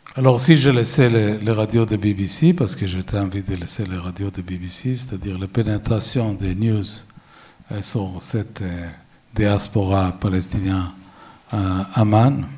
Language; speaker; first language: French; non-native, fluent; Hebrew